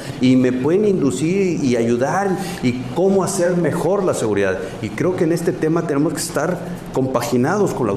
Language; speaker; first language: Spanish; native; Spanish